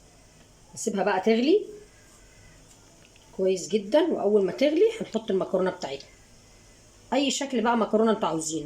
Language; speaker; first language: Arabic; native; Arabic